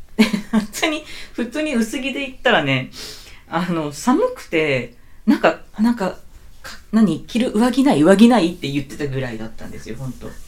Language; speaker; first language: Japanese; native; Japanese